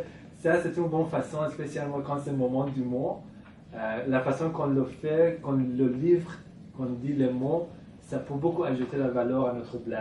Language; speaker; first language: French; non-native, fluent; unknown